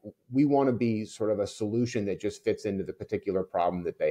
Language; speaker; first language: English; native; English